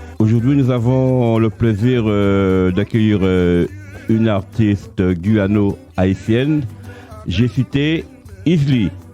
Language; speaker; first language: French; native; French